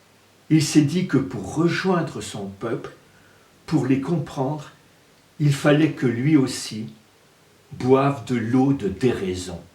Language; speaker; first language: French; native; French